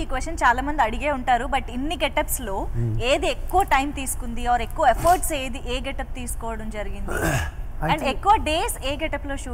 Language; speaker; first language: Telugu; native; Telugu